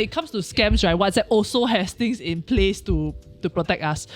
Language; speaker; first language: English; native; English